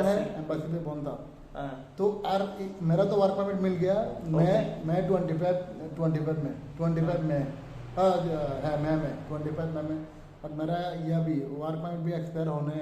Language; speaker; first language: Hindi; non-native, learner; Bangla